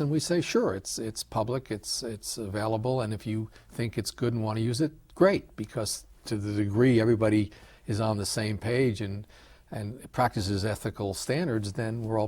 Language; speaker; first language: English; native; English